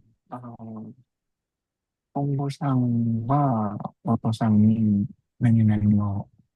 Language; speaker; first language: Japanese; non-native, learner; Indonesian